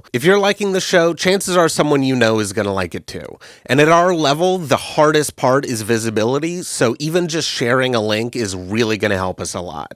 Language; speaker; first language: English; native; English